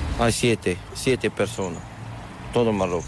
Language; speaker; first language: Spanish; non-native, learner; Arabic